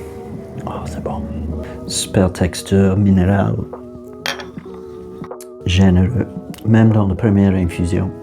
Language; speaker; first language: French; non-native, fluent; English